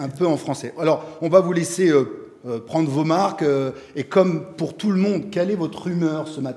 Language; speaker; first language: French; native; French